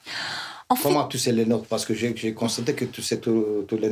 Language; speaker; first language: French; non-native, fluent; Turkish